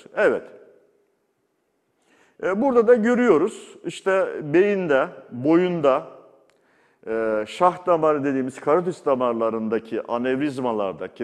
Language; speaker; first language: Turkish; native; Turkish